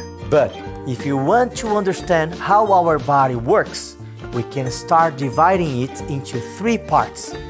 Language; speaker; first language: English; non-native, fluent; Portuguese